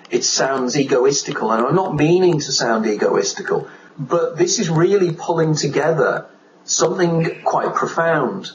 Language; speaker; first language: English; native; English